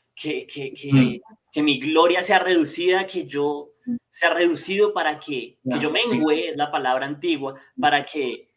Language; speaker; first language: Spanish; native; Spanish